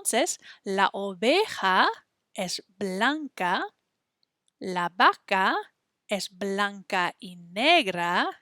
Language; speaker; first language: Spanish; non-native, fluent; English